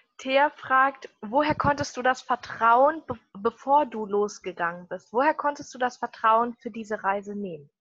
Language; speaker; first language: German; native; German